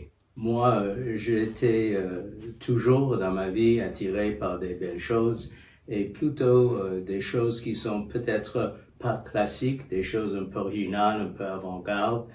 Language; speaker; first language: French; non-native, fluent; English